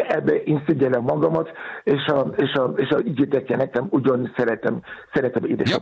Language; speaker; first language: Hungarian; non-native, learner; Yoruba